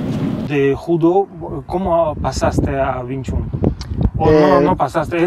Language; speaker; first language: Spanish; non-native, fluent; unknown